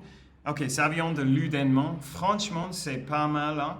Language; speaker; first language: French; non-native, learner; English